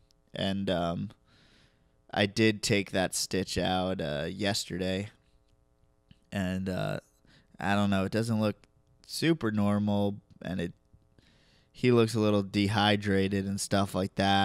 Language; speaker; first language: English; native; English